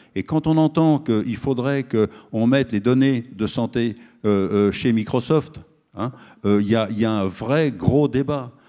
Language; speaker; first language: French; native; French